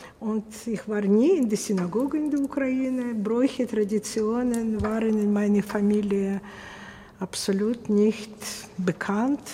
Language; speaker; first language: German; non-native, fluent; Russian